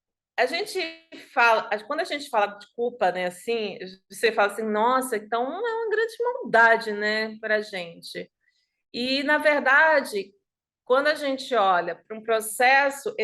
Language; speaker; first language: Portuguese; native; Portuguese